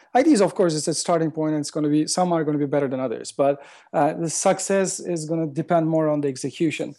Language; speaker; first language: English; non-native, fluent; Turkish